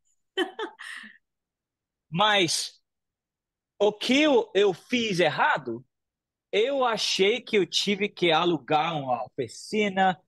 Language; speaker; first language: Portuguese; non-native, fluent; English